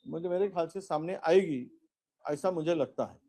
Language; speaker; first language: Hindi; non-native, local second language; Marathi